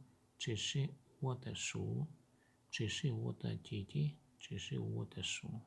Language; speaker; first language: Chinese; non-native, learner; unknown